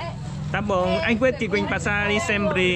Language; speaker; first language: Vietnamese; native; Vietnamese